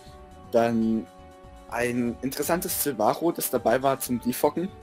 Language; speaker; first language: German; native; German